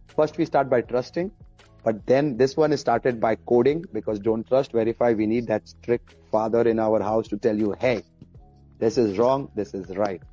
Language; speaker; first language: English; early bilingual, other home language; Arabic